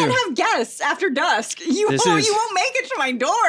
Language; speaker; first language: English; native; English